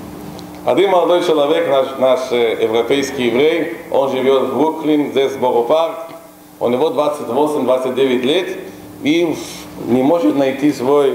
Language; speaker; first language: Russian; non-native, local second language; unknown